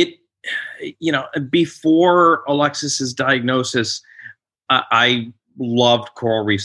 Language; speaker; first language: English; native; English